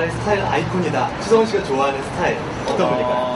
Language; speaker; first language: Korean; native; Korean